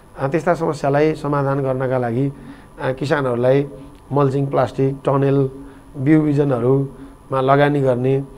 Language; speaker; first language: Nepali; native; Nepali